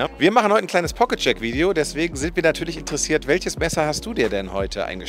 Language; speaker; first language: German; native; German